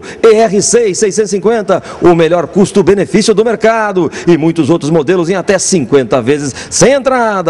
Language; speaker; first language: Portuguese; native; Portuguese